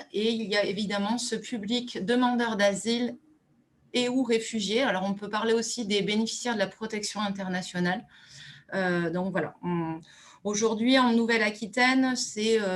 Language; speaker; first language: French; native; French